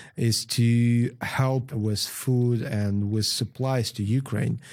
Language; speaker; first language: English; non-native, fluent; Ukrainian